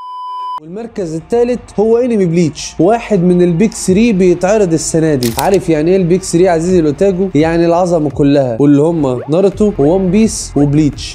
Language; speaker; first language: Arabic; native; Arabic